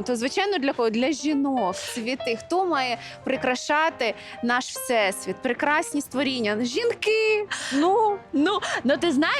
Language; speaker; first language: Ukrainian; native; Ukrainian